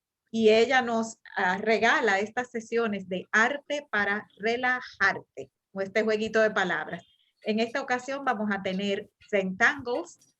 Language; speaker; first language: Spanish; native; Spanish